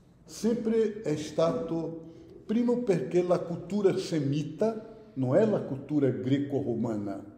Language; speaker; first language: Italian; non-native, fluent; Portuguese